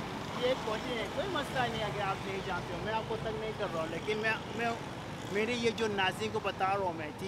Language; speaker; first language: Hindi; non-native, learner; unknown